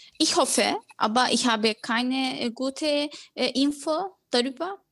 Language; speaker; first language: German; non-native, learner; Turkish